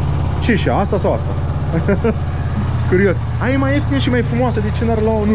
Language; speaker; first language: Romanian; native; Romanian